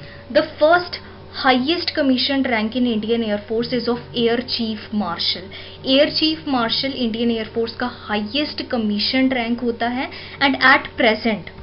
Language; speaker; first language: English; non-native, local second language; Hindi